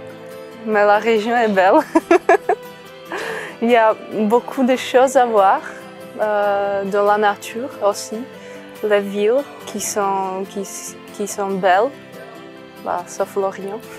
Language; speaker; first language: French; non-native, fluent; Czech